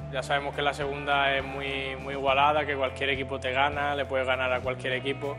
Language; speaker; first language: Spanish; native; Spanish